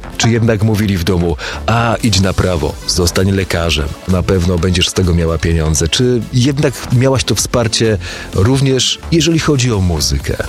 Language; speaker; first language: Polish; native; Polish